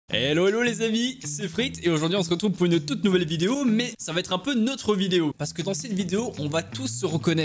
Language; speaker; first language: French; native; French